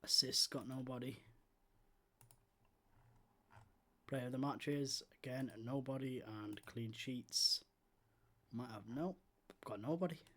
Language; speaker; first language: English; native; English